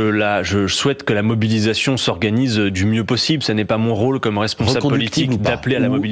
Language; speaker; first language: French; native; French